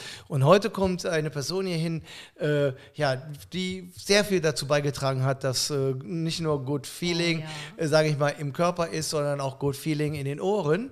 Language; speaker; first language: German; native; German